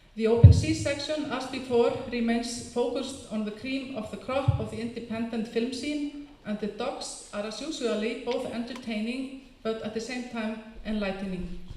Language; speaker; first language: English; non-native, fluent; Icelandic